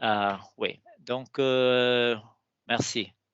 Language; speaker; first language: French; non-native, fluent; Spanish